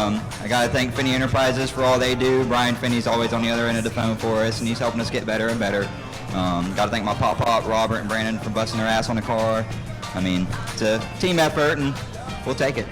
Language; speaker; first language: English; native; English